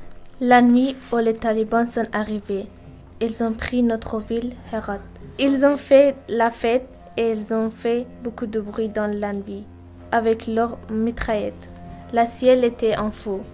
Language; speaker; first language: French; non-native, learner; Persian